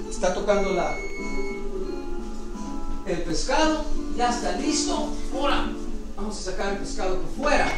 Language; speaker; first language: Spanish; early bilingual, other home language; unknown